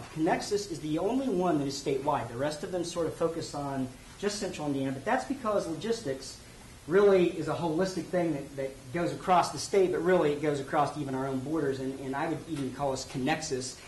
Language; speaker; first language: English; native; English